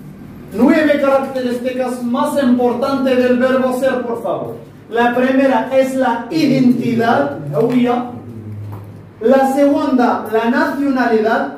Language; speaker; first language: Spanish; non-native, fluent; Arabic